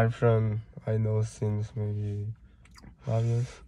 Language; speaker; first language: English; non-native, learner; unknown